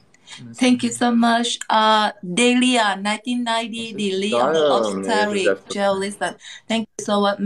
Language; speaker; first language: English; non-native, learner; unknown